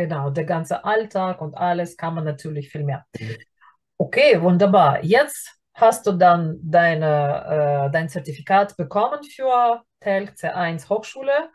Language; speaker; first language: German; non-native, fluent; Russian